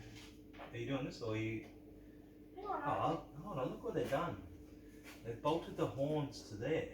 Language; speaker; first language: English; native; English